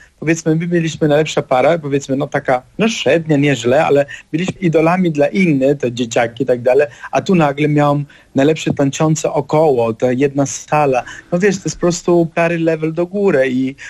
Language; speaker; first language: Polish; non-native, fluent; Italian